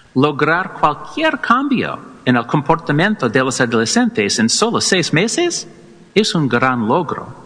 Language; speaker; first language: Spanish; non-native, learner; English